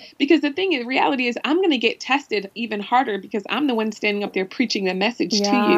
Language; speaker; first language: English; native; English